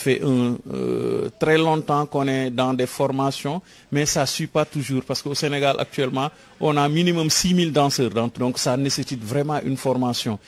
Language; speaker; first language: French; non-native, local second language; Wolof